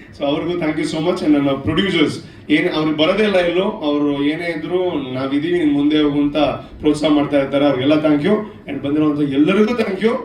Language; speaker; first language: Kannada; non-native, local second language; Tulu